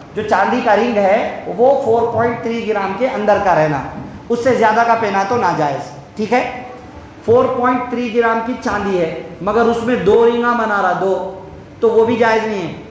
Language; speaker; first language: Urdu; native; Urdu